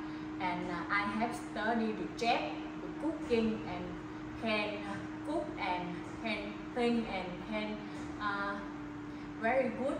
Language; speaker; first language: English; non-native, learner; Vietnamese